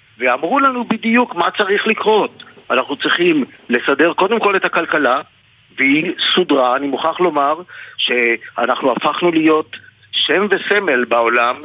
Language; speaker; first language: Hebrew; native; Hebrew